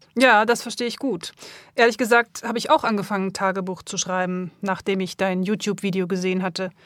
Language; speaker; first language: German; native; German